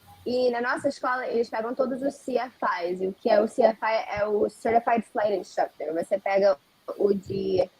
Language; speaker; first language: Portuguese; early bilingual, heritage; Portuguese